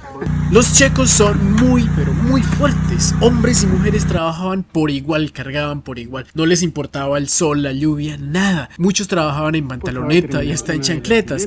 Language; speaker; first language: Spanish; native; Spanish